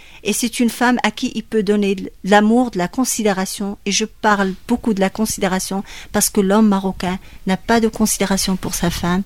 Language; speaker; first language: French; non-native, local second language; Arabic